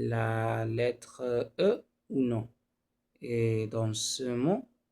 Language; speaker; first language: French; non-native, learner; Spanish